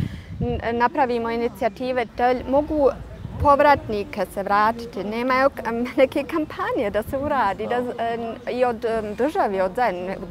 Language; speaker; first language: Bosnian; early bilingual, heritage; Bosnian